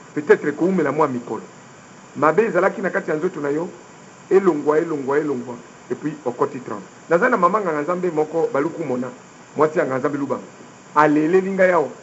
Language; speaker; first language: Lingala; native; Lingala